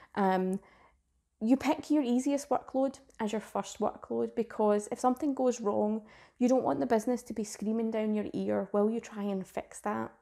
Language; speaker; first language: English; native; English